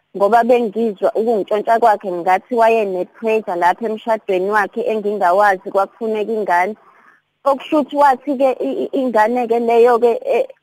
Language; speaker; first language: Zulu; native; Zulu